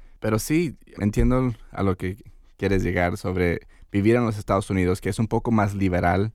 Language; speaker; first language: Spanish; early bilingual, heritage; Spanish